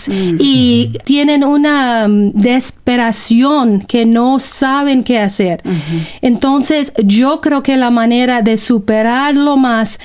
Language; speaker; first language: Spanish; non-native, fluent; English